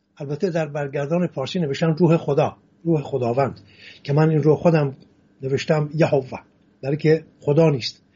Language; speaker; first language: Persian; non-native, local second language; Assyrian Neo-Aramaic